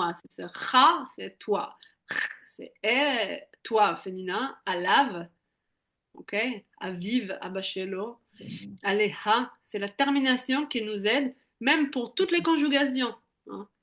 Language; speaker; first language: French; non-native, fluent; Hebrew